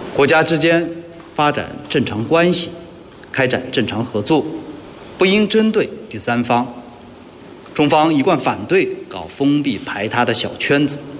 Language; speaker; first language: Chinese; native; Chinese